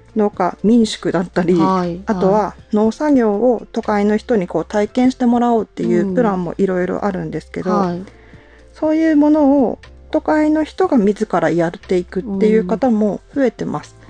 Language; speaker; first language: Japanese; native; Japanese